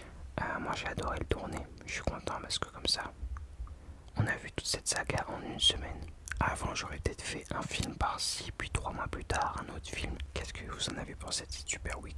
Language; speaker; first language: French; native; French